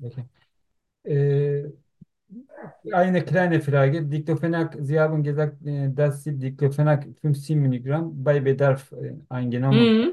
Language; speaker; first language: German; non-native, learner; Turkish